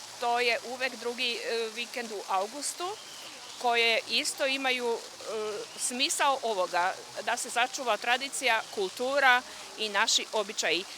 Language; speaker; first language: Serbian; non-native, local second language; Slovak